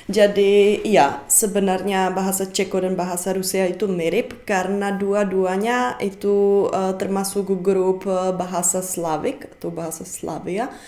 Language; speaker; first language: Indonesian; non-native, fluent; Czech